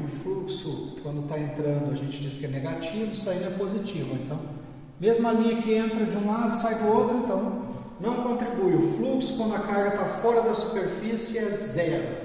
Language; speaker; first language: Portuguese; native; Portuguese